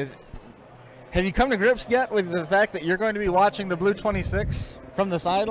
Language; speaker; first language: English; native; English